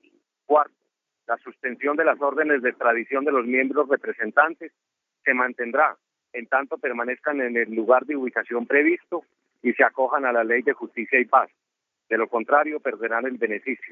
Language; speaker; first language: Spanish; native; Spanish